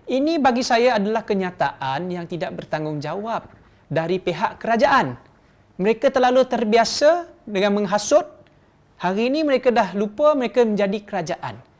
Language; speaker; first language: Malay; non-native, local second language; Chinese